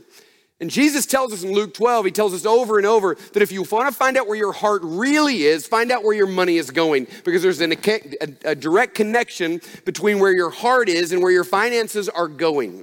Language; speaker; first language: English; native; English